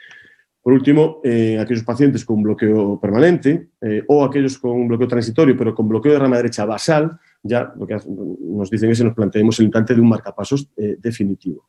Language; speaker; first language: Spanish; native; Spanish